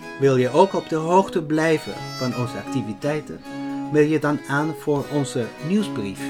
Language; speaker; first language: Dutch; native; Dutch